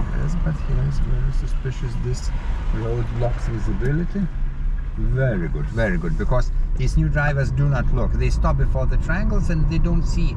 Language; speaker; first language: English; non-native, learner; Lithuanian